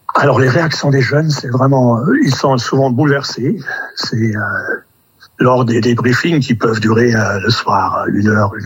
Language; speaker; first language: French; non-native, fluent; German